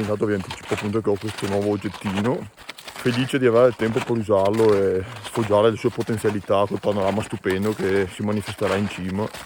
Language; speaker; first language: Italian; native; Italian